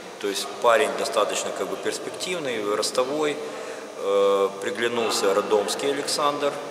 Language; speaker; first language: Russian; native; Russian